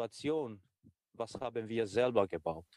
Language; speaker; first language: German; non-native, learner; Croatian